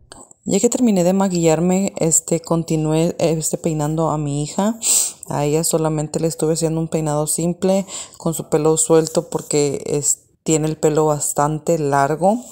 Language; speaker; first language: Spanish; native; Spanish